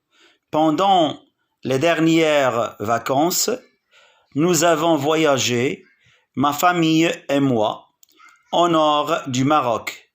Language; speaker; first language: French; non-native, local second language; Arabic